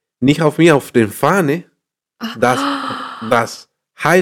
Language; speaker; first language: German; non-native, learner; Spanish